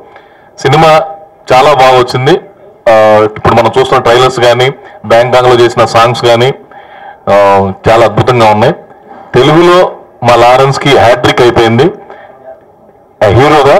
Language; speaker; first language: Telugu; native; Telugu